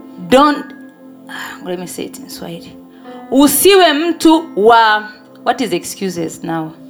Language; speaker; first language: English; non-native, local second language; Swahili